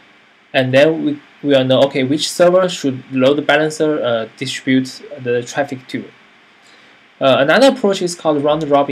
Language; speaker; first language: English; non-native, fluent; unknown